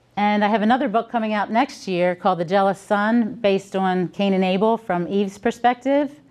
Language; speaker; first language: English; native; English